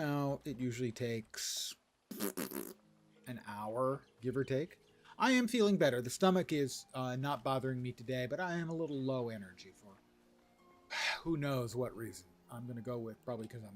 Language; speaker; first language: English; native; English